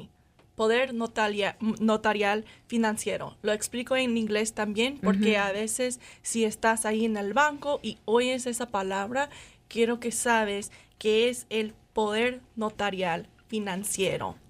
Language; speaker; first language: Spanish; non-native, learner; English